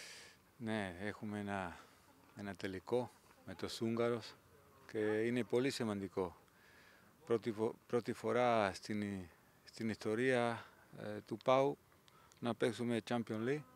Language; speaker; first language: Greek; non-native, learner; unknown